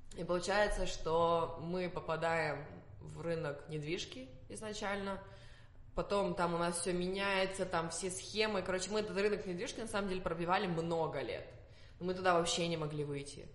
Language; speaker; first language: Russian; non-native, fluent; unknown